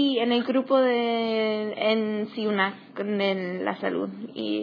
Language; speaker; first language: Spanish; non-native, learner; English